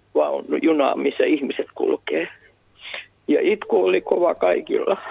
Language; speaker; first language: Finnish; native; Finnish